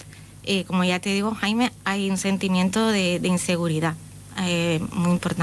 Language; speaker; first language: Spanish; native; Spanish